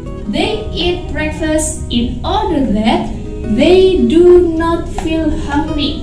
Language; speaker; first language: English; non-native, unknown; Indonesian